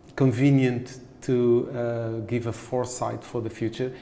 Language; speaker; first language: English; non-native, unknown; Portuguese